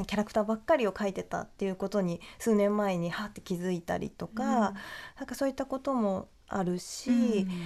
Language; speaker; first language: Japanese; native; Japanese